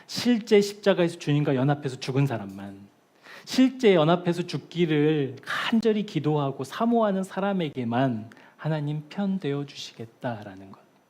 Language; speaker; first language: Korean; native; Korean